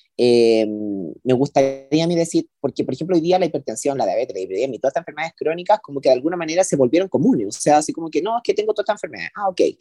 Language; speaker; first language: Spanish; native; Spanish